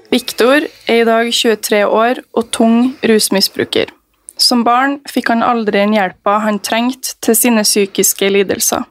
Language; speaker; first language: Norwegian; early bilingual, other home language; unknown